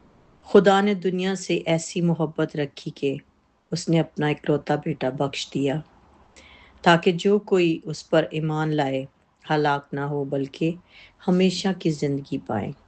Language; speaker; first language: Urdu; native; Urdu